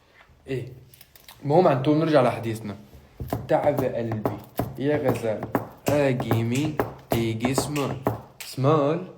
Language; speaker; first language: Arabic; native; Arabic